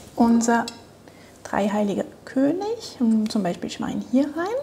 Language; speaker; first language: German; non-native, fluent; French